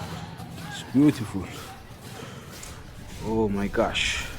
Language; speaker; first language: English; non-native, learner; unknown